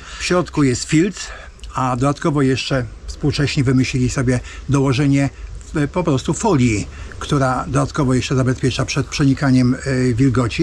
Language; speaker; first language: Polish; native; Polish